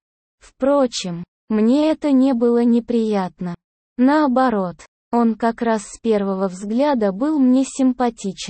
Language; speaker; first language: Russian; native; Russian